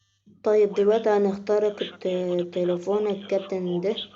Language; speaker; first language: Arabic; native; Arabic